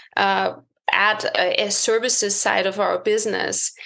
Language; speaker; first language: English; non-native, fluent; German